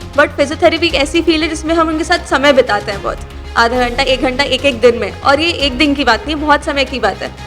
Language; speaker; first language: Hindi; non-native, local second language; Gujarati